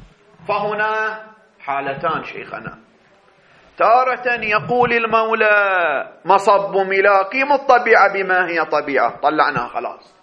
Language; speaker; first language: Arabic; native; Arabic